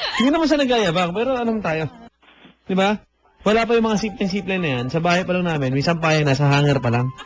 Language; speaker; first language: Filipino; native; Filipino